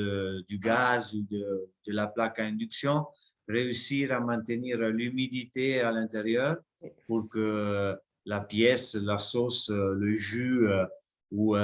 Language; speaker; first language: French; non-native, fluent; Italian